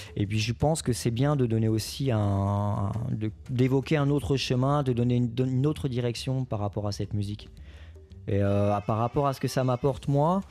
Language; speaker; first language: French; native; French